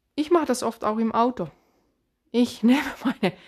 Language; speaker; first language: German; non-native, fluent; Finnish